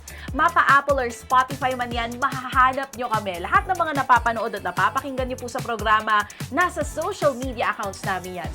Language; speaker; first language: Filipino; native; Filipino